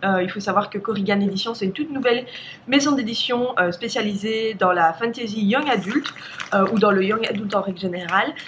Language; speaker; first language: French; native; French